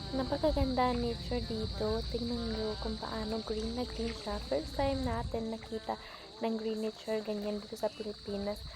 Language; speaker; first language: Filipino; non-native, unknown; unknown